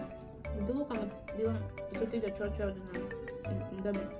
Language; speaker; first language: Indonesian; non-native, learner; Russian